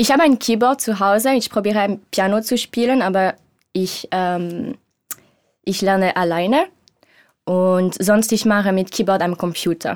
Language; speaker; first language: German; non-native, learner; French